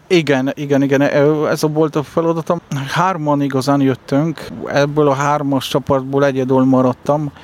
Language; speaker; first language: Hungarian; non-native, learner; Polish